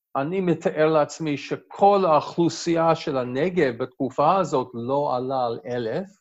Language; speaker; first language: Hebrew; non-native, fluent; English